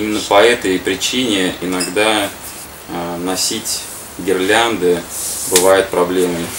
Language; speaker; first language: Russian; native; Russian